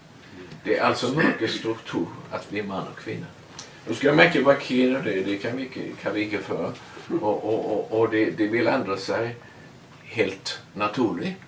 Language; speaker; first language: Swedish; non-native, learner; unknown